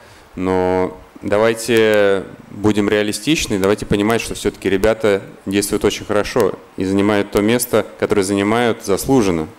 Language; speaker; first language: Russian; native; Russian